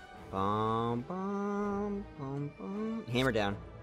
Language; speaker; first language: English; native; English